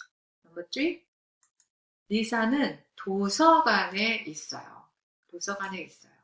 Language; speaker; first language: Korean; non-native, fluent; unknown